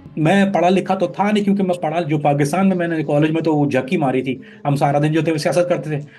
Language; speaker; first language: Urdu; native; Urdu